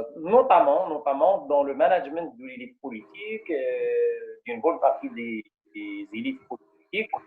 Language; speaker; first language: French; non-native, local second language; Arabic